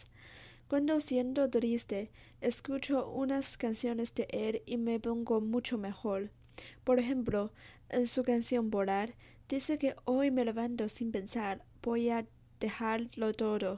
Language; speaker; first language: Spanish; non-native, learner; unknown